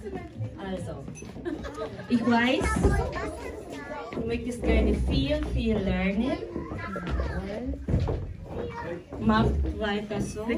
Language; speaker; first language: German; non-native, fluent; Filipino